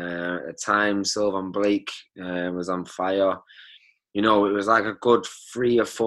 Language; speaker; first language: English; native; English